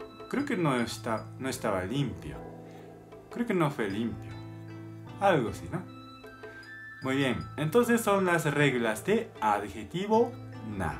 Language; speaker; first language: Spanish; non-native, fluent; Japanese